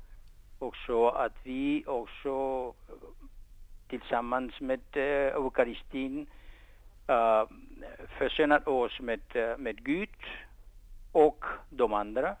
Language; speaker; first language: Swedish; non-native, fluent; Spanish